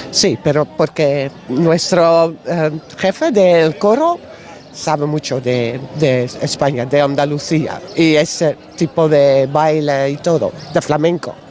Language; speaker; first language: Spanish; non-native, learner; Dutch